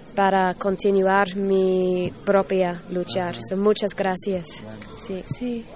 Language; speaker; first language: Spanish; non-native, learner; English